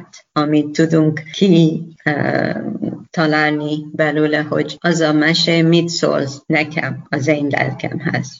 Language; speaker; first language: Hungarian; non-native, learner; Persian